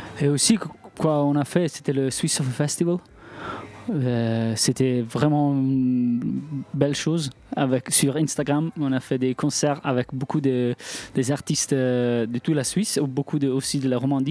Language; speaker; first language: French; non-native, local second language; Italian